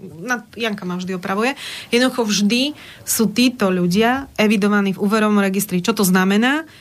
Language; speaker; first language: Slovak; native; Slovak